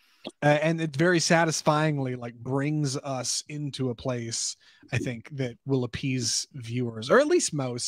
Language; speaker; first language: English; native; English